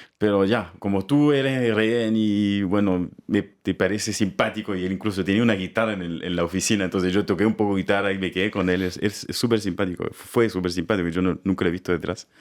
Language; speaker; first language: Spanish; native; Spanish